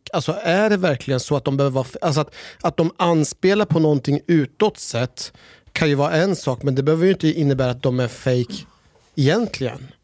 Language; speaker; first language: Swedish; early bilingual, other home language; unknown